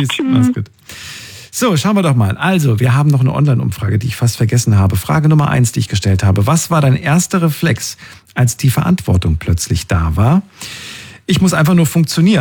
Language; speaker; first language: German; native; German